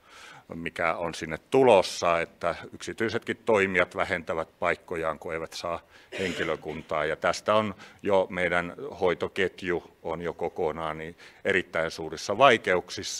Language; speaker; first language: Finnish; native; Finnish